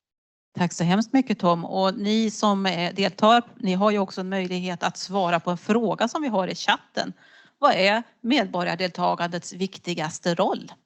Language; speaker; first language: Swedish; native; Swedish